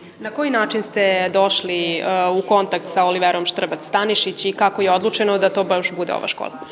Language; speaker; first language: Serbian; native; Serbian